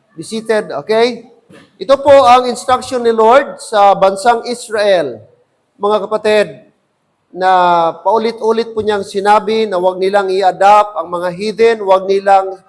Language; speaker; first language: Filipino; non-native, local second language; Hiligaynon